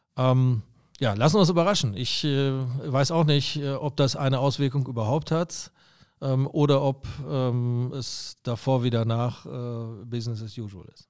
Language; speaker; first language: German; native; German